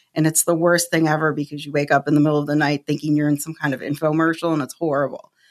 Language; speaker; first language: English; native; English